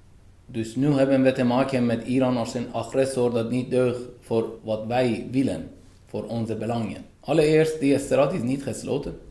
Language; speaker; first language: Dutch; non-native, fluent; Persian